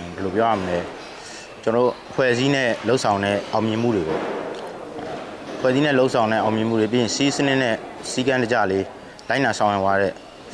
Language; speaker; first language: Burmese; native; Burmese